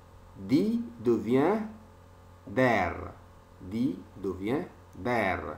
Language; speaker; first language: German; non-native, learner; French